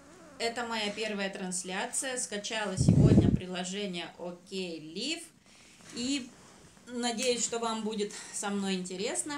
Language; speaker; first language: Russian; native; Russian